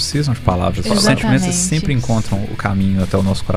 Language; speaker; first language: Portuguese; native; Portuguese